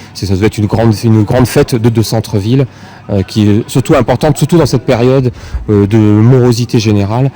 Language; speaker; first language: French; native; French